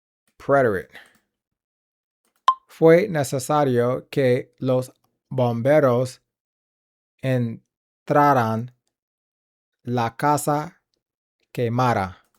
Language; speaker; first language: Spanish; non-native, learner; English